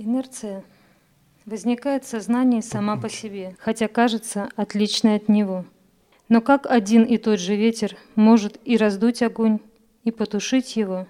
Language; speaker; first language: Russian; native; Russian